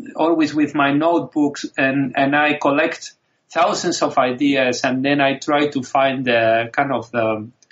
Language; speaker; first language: English; non-native, fluent; Spanish